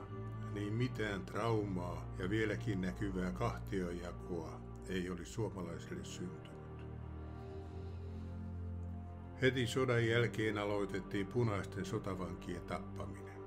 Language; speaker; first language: Finnish; native; Finnish